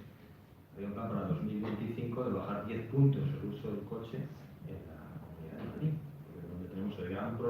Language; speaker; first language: Spanish; native; Spanish